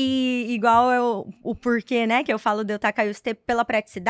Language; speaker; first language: Portuguese; native; Portuguese